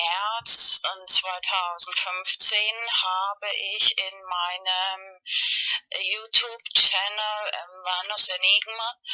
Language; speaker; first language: German; non-native, learner; Spanish